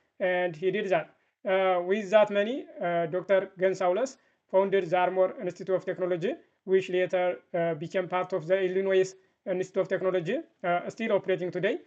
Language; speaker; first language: English; non-native, fluent; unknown